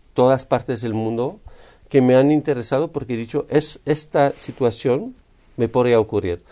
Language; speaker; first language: Spanish; non-native, fluent; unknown